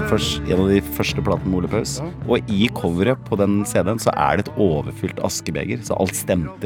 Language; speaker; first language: Norwegian; native; Norwegian